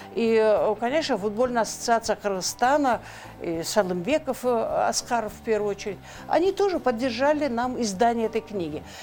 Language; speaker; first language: Russian; non-native, local second language; Kyrgyz